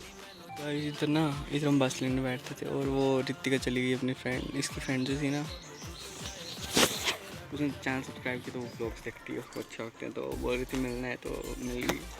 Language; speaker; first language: Hindi; native; Hindi